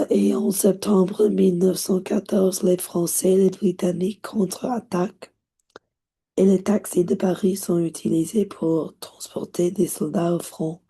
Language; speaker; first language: French; non-native, learner; English